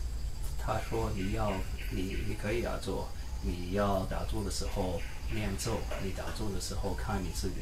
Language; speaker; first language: Chinese; non-native, learner; English